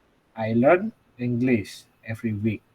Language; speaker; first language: English; non-native, fluent; Indonesian